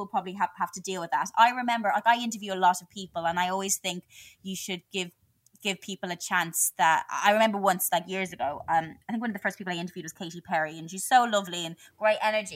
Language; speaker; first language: English; native; English